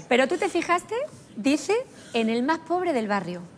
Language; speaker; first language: Spanish; native; Spanish